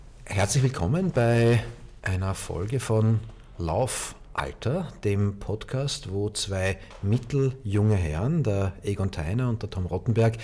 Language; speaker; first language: German; native; German